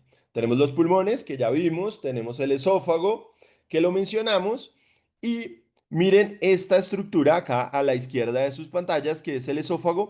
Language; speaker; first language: Spanish; native; Spanish